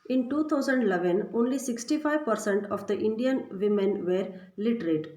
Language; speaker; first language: English; non-native, local second language; Kannada